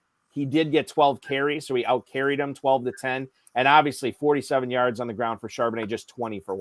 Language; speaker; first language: English; native; English